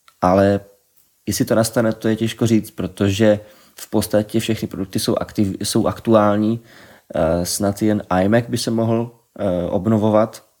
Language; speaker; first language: Czech; native; Czech